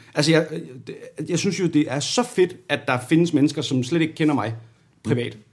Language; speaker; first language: Danish; native; Danish